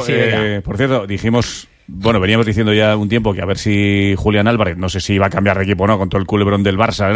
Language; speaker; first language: Spanish; native; Spanish